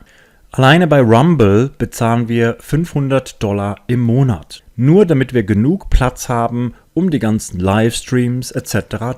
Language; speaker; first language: German; native; German